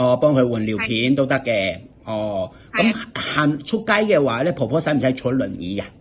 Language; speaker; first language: Cantonese; native; Cantonese